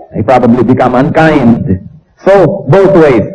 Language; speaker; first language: English; non-native, local second language; Filipino